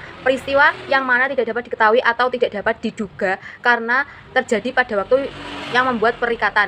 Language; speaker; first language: Indonesian; native; Indonesian